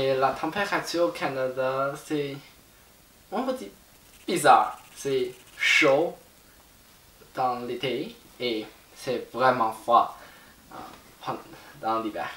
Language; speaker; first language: French; non-native, learner; Chinese